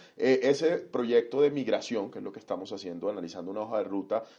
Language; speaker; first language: Spanish; native; Spanish